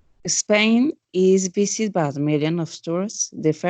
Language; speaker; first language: English; non-native, learner; Spanish